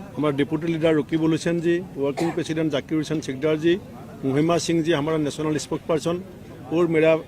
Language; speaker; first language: Hindi; non-native, local second language; Assamese